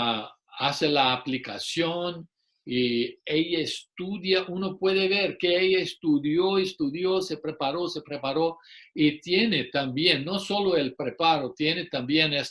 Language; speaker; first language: Spanish; non-native, fluent; English